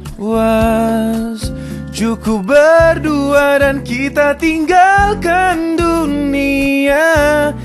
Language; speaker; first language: Indonesian; native; Indonesian